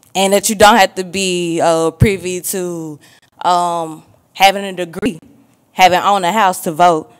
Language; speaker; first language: English; native; English